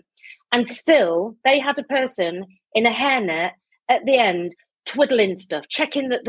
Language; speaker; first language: English; native; English